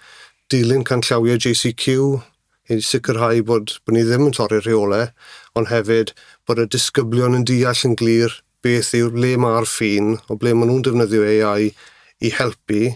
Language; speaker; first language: Welsh; native; Welsh